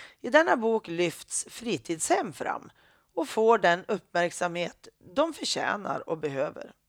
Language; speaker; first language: Swedish; native; Swedish